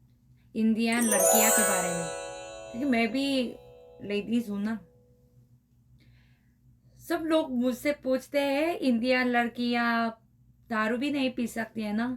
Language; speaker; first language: Hindi; non-native, learner; Korean